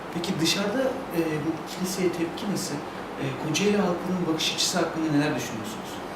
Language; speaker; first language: Turkish; native; Turkish